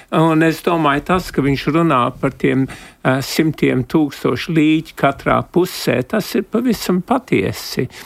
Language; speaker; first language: Latvian; early bilingual, heritage; Latvian